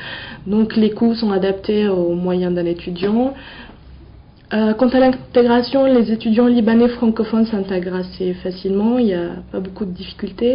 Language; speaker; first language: French; non-native, local second language; Arabic